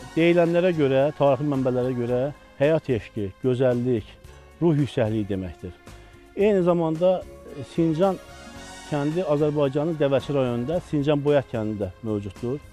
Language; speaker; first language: Azerbaijani; native; Azerbaijani